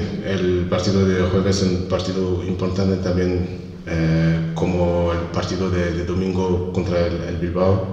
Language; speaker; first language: Spanish; non-native, fluent; French